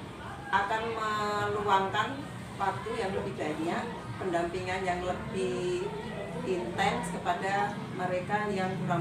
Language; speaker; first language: Indonesian; native; Indonesian